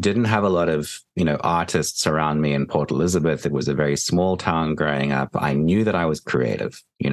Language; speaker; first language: English; native; English